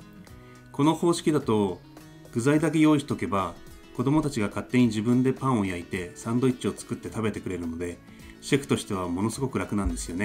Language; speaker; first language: Japanese; native; Japanese